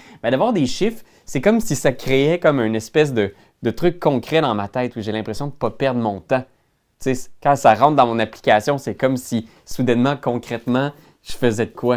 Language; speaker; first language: French; native; French